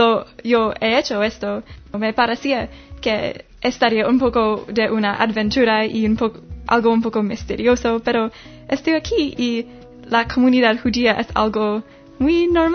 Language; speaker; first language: Spanish; non-native, learner; English